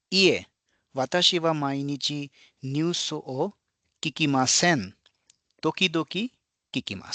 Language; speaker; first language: Japanese; non-native, fluent; Hindi